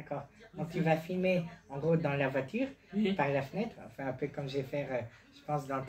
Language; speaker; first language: French; native; French